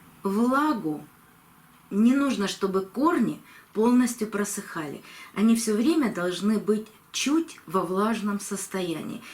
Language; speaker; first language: Russian; native; Russian